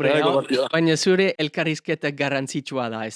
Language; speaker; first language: Basque; non-native, learner; English